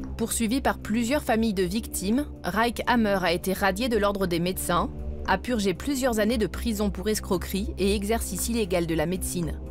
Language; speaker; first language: French; native; French